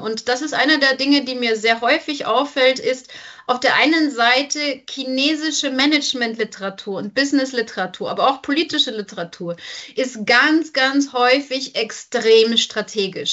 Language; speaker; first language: German; native; German